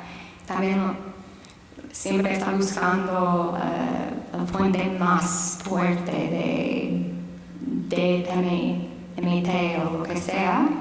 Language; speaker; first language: Spanish; non-native, fluent; English